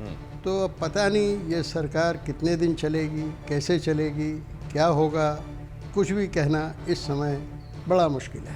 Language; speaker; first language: Hindi; native; Hindi